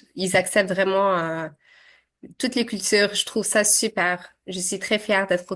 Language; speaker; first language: French; early bilingual, other home language; Arabic